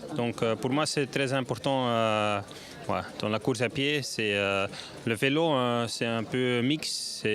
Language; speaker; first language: French; non-native, learner; Dutch